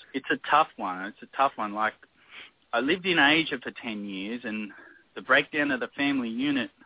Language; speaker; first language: English; native; English